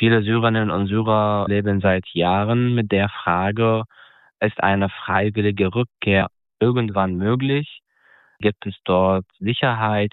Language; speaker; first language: German; non-native, fluent; Arabic